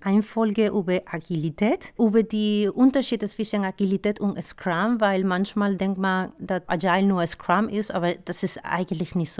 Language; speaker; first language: German; non-native, fluent; Spanish